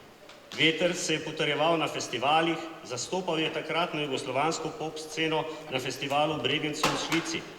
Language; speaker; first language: Slovenian; native; Slovenian